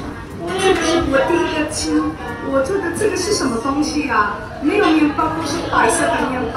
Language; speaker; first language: Chinese; non-native, learner; English